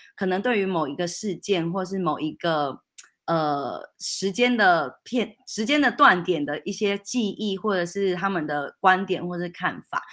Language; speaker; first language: Chinese; native; Chinese